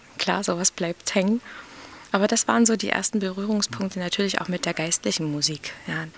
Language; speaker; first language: German; native; German